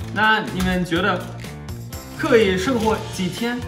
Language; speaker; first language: Chinese; non-native, fluent; German